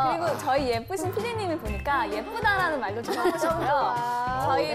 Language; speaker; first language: Korean; native; Korean